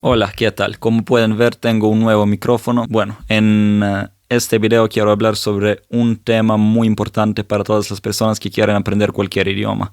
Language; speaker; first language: Spanish; non-native, fluent; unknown